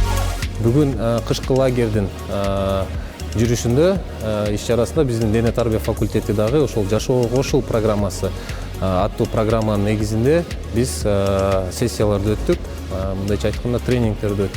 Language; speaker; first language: Kyrgyz; native; Kyrgyz